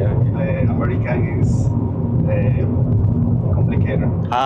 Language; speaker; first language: English; non-native, learner; Spanish